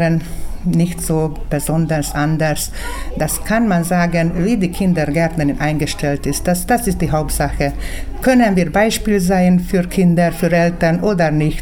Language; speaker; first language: German; early bilingual, heritage; German